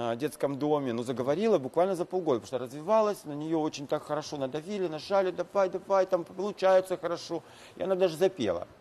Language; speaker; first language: Russian; native; Russian